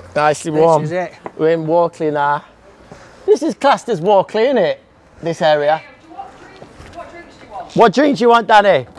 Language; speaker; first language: English; native; English